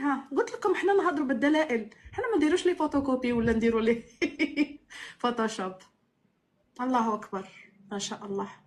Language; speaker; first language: Arabic; native; Arabic